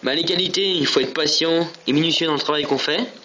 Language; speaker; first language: French; native; French